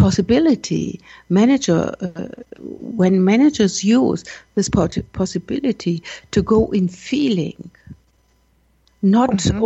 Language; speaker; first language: English; non-native, learner; German